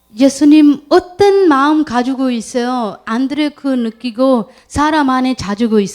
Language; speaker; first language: Korean; non-native, learner; Urdu